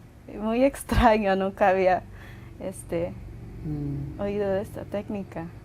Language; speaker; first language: Spanish; early bilingual, other home language; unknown